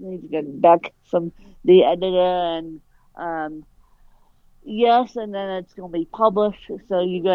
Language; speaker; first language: English; native; English